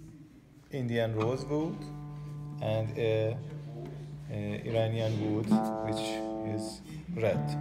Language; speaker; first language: English; non-native, learner; Persian